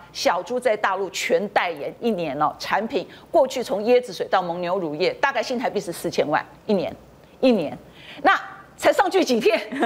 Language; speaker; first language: Chinese; native; Chinese